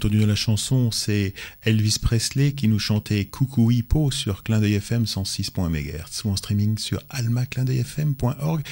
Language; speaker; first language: French; native; French